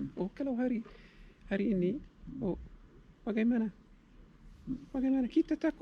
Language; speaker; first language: Indonesian; non-native, learner; Arabic